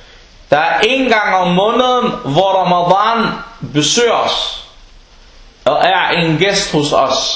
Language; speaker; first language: Danish; non-native, local second language; Arabic